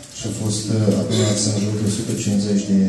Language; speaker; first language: Romanian; non-native, learner; Russian